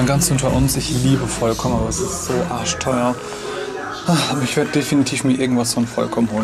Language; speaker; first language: German; native; German